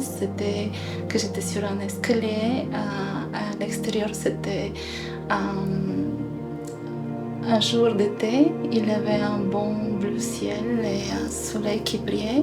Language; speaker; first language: French; non-native, fluent; Bulgarian